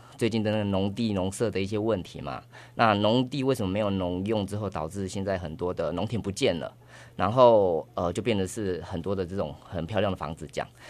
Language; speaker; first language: Chinese; native; Chinese